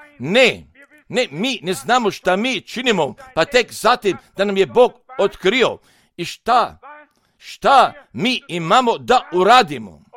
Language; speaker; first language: Croatian; non-native, fluent; German